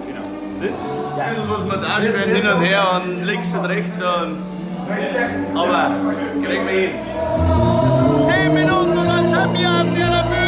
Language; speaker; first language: German; native; German